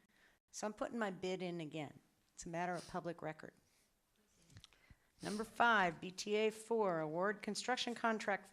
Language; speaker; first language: English; native; English